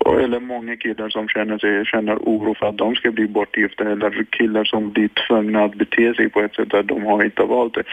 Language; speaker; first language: Swedish; non-native, fluent; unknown